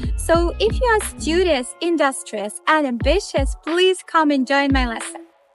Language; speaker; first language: English; non-native, fluent; Ukrainian